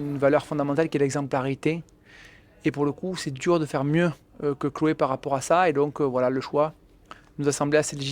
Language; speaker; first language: French; native; French